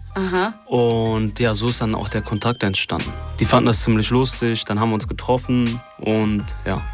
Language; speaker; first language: German; native; German